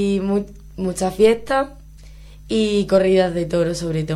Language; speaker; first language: Spanish; native; Spanish